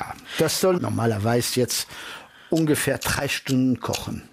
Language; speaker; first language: German; early bilingual, heritage; French